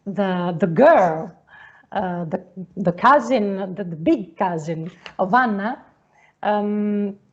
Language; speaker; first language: English; non-native, fluent; Italian